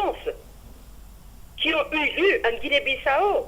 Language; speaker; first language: French; non-native, fluent; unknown